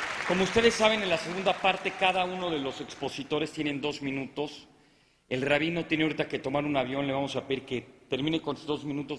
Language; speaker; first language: Spanish; native; Spanish